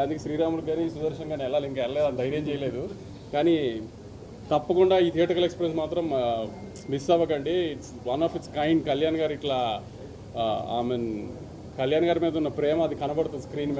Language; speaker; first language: Telugu; native; Telugu